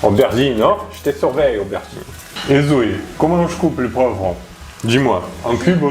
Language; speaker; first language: French; non-native, fluent; Portuguese